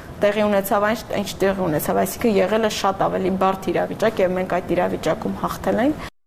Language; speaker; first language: Armenian; native; Armenian